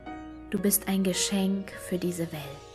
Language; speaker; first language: German; native; German